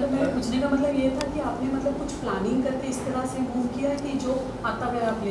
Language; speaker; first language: Hindi; native; Hindi